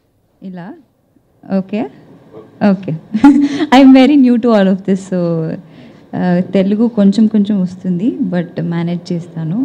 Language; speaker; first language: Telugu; non-native, learner; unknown